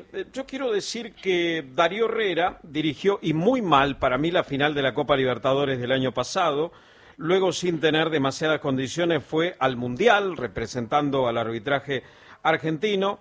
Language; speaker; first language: Spanish; native; Spanish